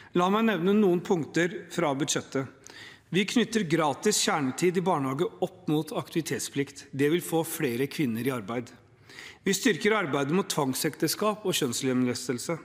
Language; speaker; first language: Norwegian; early bilingual, other home language; Urdu